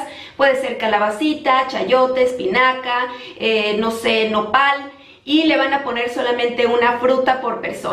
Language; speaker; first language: Spanish; native; Spanish